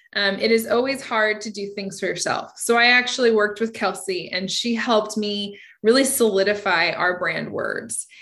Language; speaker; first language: English; native; English